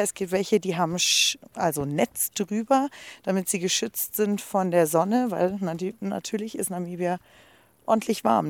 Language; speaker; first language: German; native; German